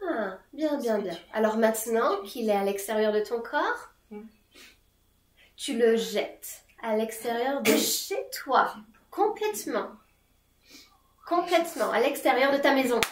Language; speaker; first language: French; native; French